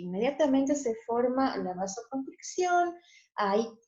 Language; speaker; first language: Spanish; native; Spanish